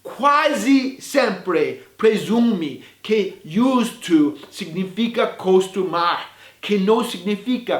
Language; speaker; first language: Portuguese; non-native, fluent; English